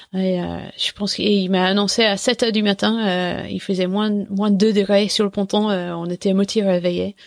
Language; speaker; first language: French; non-native, fluent; English